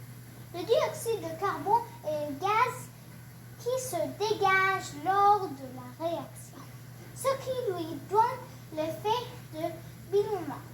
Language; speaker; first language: French; non-native, learner; English